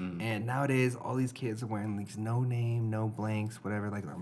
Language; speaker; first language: English; native; English